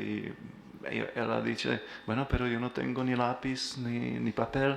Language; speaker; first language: Spanish; non-native, learner; Czech